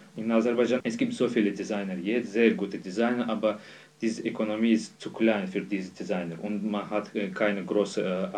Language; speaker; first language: German; non-native, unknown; Azerbaijani